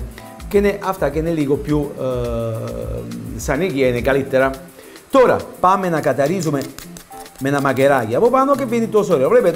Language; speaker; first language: Greek; non-native, fluent; Italian